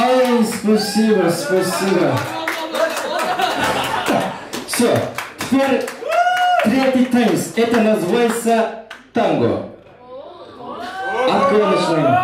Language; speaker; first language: Russian; non-native, local second language; Kyrgyz